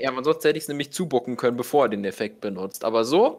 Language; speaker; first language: German; native; German